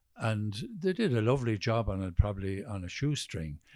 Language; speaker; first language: English; native; English